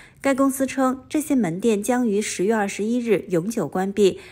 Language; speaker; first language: Chinese; native; Chinese